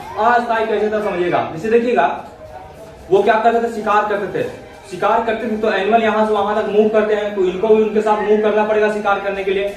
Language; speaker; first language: Hindi; native; Hindi